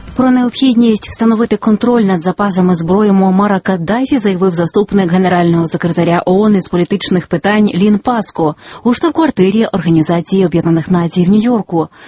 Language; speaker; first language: Ukrainian; native; Ukrainian